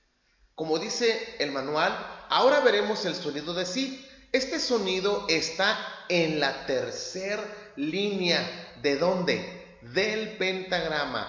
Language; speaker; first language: Spanish; native; Spanish